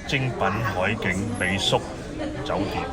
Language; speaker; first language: Chinese; native; Chinese